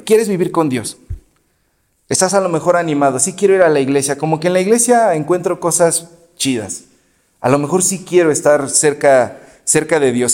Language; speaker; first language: Spanish; native; Spanish